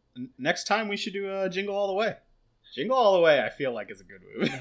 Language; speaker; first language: English; early bilingual, other home language; Hindi